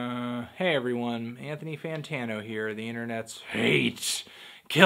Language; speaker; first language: English; native; English